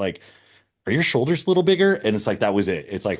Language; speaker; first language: English; native; English